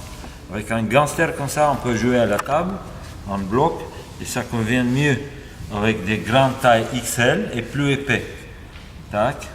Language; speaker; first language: French; non-native, fluent; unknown